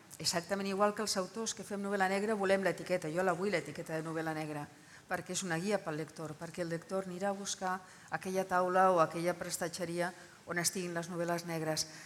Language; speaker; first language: Catalan; non-native, local second language; Spanish